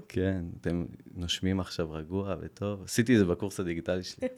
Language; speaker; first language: Hebrew; early bilingual, other home language; Russian